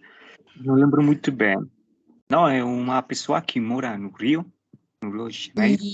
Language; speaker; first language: Portuguese; non-native, learner; Spanish